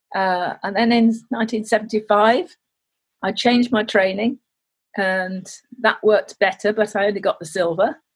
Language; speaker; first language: English; native; English